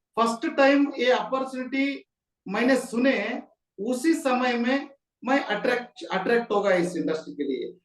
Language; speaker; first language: Hindi; non-native, local second language; Kannada